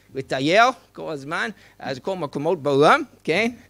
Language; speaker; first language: Hebrew; non-native, fluent; English